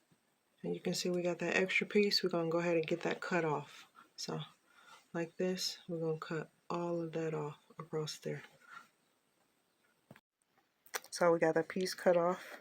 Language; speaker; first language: English; native; English